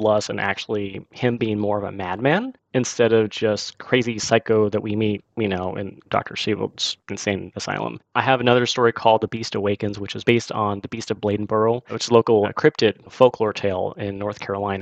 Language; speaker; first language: English; native; English